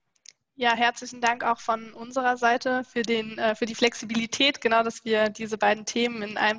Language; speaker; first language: German; native; German